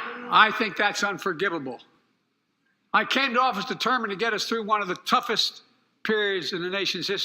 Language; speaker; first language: English; native; English